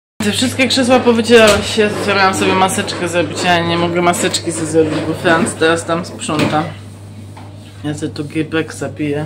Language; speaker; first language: Polish; native; Polish